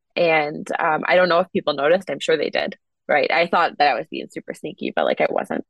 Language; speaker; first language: English; native; English